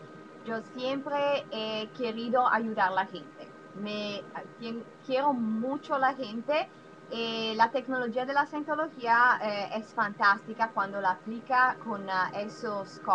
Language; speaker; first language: Spanish; non-native, learner; Italian